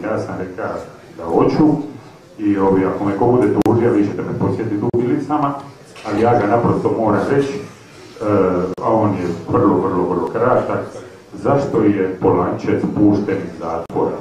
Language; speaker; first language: Serbian; native; Serbian